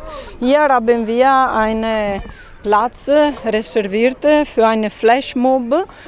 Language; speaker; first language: German; non-native, learner; Italian